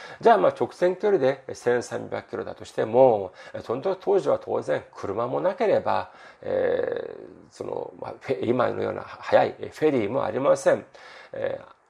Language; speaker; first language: Japanese; non-native, fluent; Korean